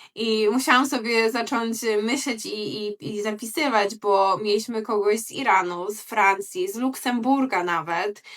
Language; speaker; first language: Polish; early bilingual, heritage; Polish